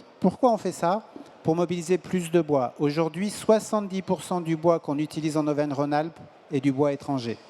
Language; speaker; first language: French; native; French